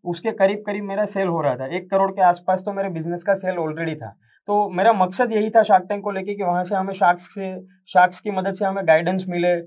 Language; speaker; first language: Hindi; non-native, local second language; Gujarati